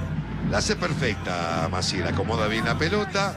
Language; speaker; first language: Spanish; native; Spanish